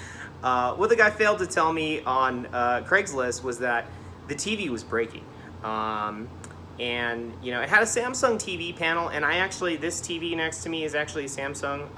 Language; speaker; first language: English; native; English